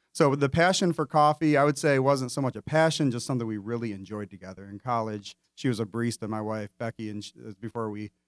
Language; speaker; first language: English; native; English